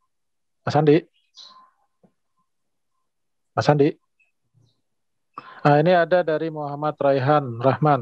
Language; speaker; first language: Indonesian; native; Indonesian